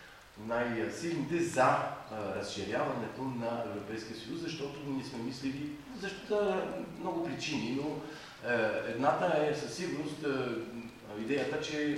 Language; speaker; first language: Bulgarian; non-native, fluent; French